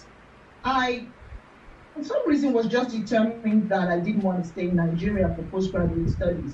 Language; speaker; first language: English; non-native, local second language; Yoruba